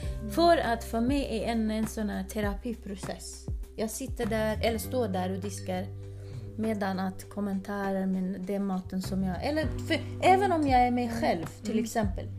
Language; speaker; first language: Swedish; early bilingual, other home language; Kurdish